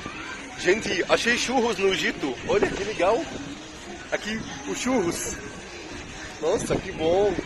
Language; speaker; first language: Portuguese; non-native, fluent; Arabic